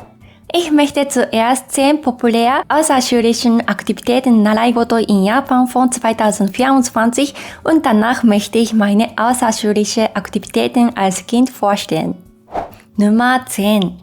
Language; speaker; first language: German; non-native, fluent; Japanese